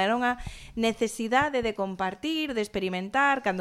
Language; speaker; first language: Galician; non-native, local second language; Spanish